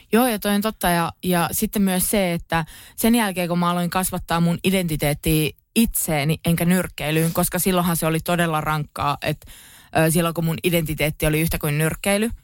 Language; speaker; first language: Finnish; native; Finnish